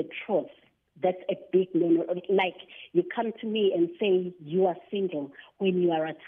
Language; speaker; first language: English; non-native, local second language; Zulu